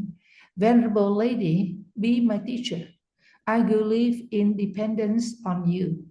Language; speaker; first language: English; non-native, fluent; Vietnamese